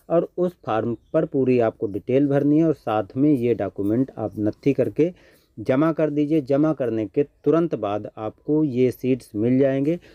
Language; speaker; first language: Hindi; native; Hindi